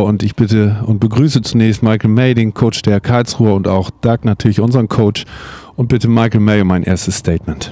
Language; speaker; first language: German; native; German